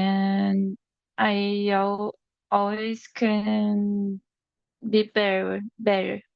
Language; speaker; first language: English; non-native, learner; Portuguese